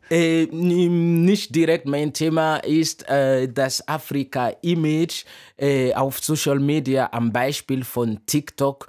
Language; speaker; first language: German; non-native, fluent; Mossi